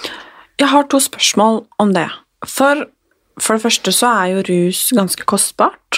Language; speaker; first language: Norwegian; native; Norwegian